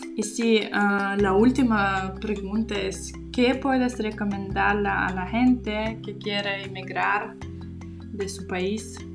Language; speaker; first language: Spanish; non-native, learner; Kazakh